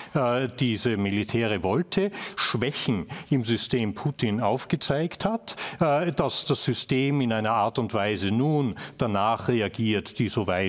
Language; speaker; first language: German; native; German